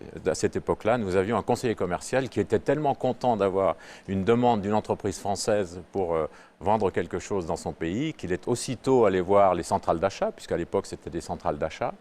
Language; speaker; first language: French; native; French